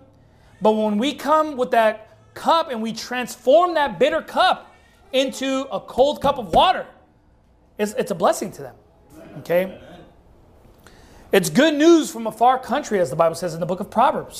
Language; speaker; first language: English; native; English